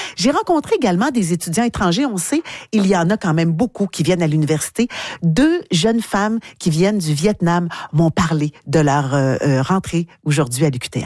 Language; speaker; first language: French; native; French